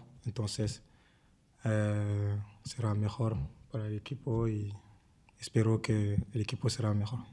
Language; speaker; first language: Spanish; non-native, learner; French